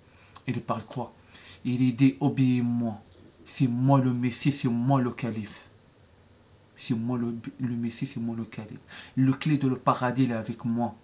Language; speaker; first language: French; non-native, learner; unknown